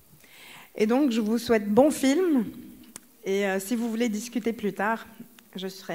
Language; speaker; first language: French; early bilingual, other home language; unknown